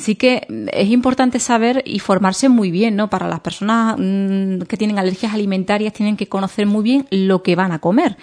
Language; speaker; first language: Spanish; native; Spanish